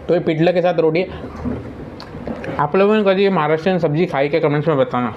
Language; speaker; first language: Hindi; non-native, local second language; Marathi